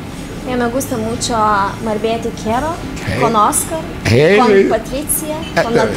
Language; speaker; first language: Spanish; non-native, learner; Lithuanian